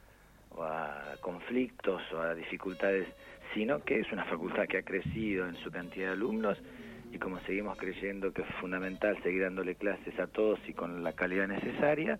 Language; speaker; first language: Spanish; native; Spanish